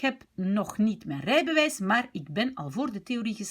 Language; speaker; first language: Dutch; non-native, fluent; French